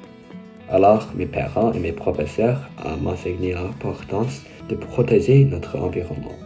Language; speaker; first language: French; non-native, learner; English